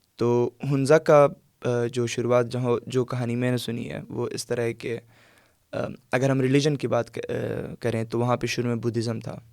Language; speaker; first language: Urdu; non-native, local second language; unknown